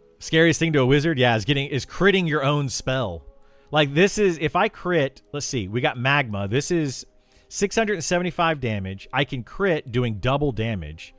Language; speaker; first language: English; native; English